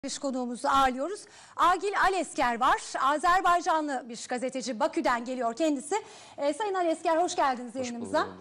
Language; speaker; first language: Turkish; native; Turkish